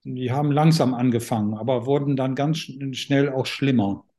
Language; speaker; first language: German; native; German